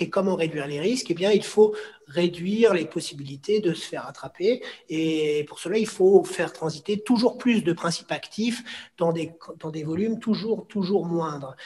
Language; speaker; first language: French; native; French